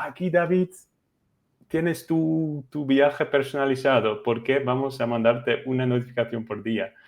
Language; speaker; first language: Spanish; non-native, fluent; Dutch